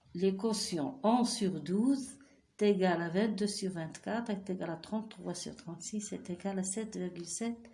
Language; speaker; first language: French; non-native, local second language; Arabic